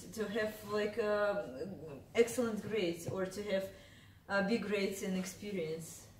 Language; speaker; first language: English; non-native, fluent; Russian